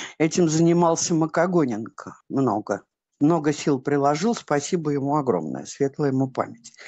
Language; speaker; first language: Russian; native; Russian